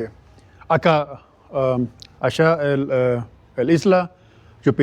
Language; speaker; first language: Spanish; non-native, learner; Urdu